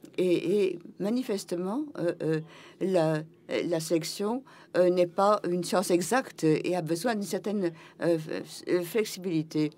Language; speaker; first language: French; non-native, fluent; German